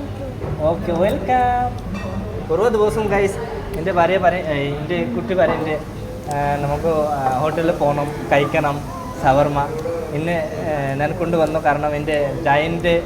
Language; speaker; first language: Malayalam; non-native, learner; Bangla